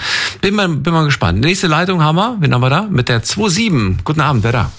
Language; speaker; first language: German; native; German